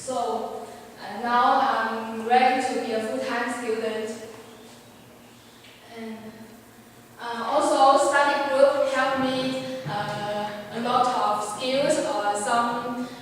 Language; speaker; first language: English; non-native, learner; Chinese